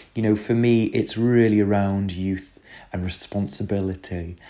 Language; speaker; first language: English; native; English